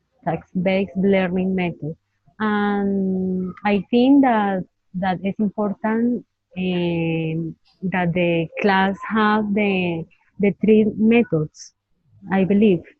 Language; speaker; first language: English; non-native, learner; Spanish